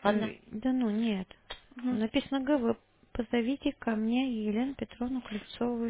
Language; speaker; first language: Russian; native; Russian